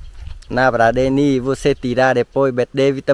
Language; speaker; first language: Portuguese; non-native, learner; Vietnamese